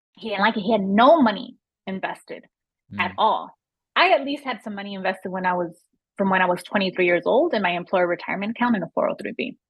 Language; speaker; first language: English; native; English